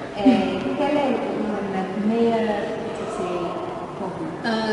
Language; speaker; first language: French; non-native, learner; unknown